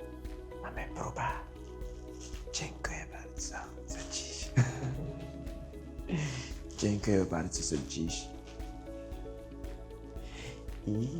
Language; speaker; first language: Polish; non-native, learner; Filipino